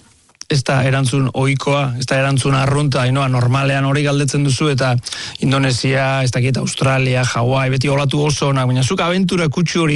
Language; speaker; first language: Basque; native; Basque